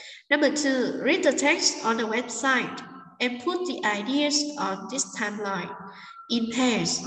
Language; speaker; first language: English; non-native, fluent; Vietnamese